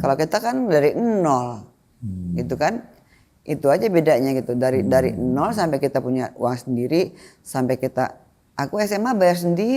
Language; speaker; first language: Indonesian; native; Indonesian